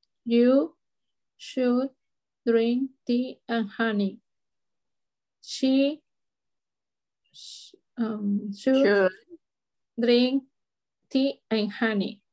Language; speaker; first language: English; non-native, learner; Spanish